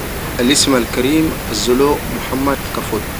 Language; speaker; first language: Arabic; native; Arabic